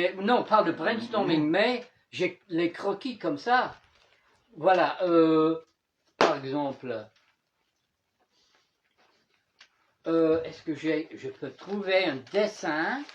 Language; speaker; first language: French; non-native, fluent; English